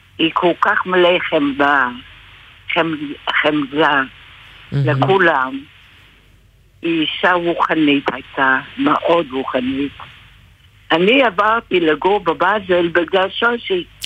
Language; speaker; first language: Hebrew; non-native, fluent; English